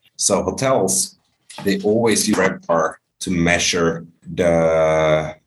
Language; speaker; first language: English; non-native, fluent; Finnish